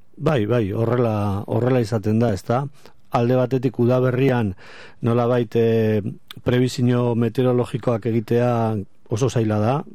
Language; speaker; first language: Basque; native; Basque